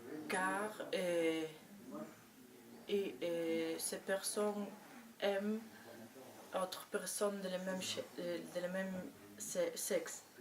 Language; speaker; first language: French; non-native, learner; Spanish